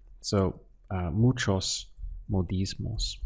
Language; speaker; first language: Spanish; non-native, fluent; English